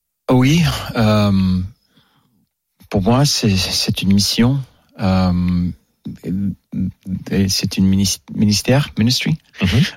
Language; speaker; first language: French; non-native, learner; English